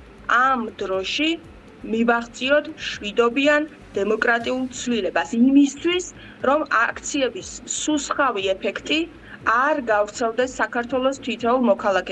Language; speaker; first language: Georgian; native; Georgian